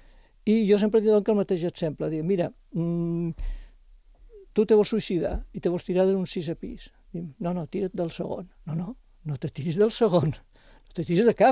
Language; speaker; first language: Catalan; native; Catalan